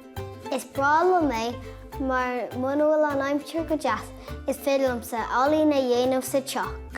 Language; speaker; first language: Irish; non-native, local second language; English